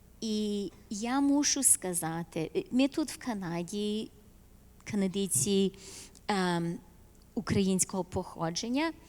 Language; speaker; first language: Ukrainian; early bilingual, heritage; Ukrainian